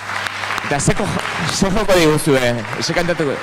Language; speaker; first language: Basque; native; Basque